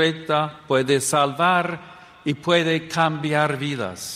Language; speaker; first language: Spanish; non-native, fluent; English